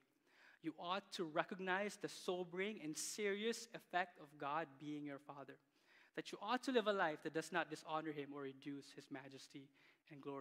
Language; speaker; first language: English; non-native, local second language; Filipino